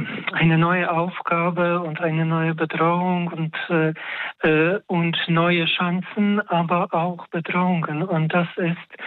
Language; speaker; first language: German; non-native, fluent; Polish